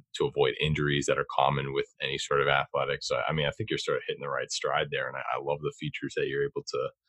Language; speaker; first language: English; native; English